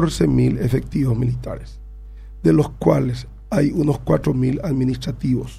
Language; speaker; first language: Spanish; native; Spanish